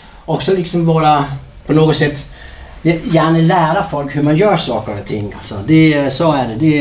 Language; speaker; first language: Swedish; non-native, fluent; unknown